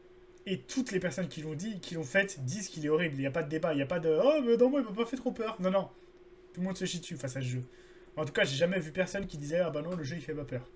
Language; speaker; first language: French; native; French